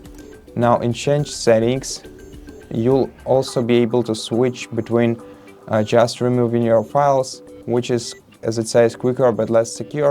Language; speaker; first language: English; non-native, fluent; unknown